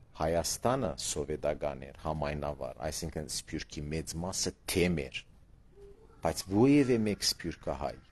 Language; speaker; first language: Armenian; early bilingual, heritage; Armenian